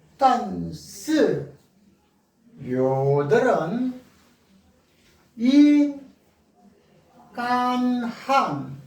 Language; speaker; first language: Chinese; non-native, learner; Korean